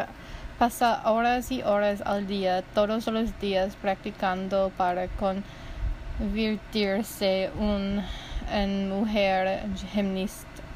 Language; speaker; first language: Spanish; non-native, learner; English